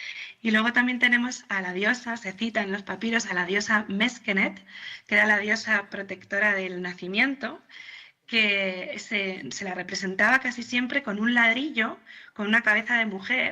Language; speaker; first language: Spanish; native; Spanish